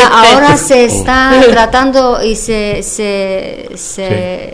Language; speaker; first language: Spanish; non-native, fluent; Romanian